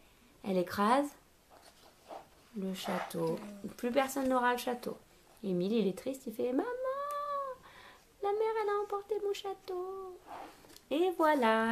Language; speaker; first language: French; native; French